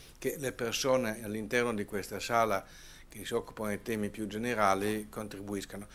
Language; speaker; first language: Italian; native; Italian